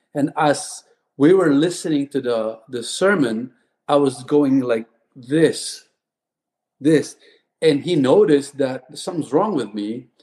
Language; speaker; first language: English; non-native, local second language; Cebuano